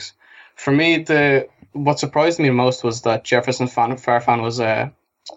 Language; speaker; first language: English; native; English